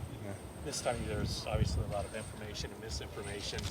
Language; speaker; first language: English; native; English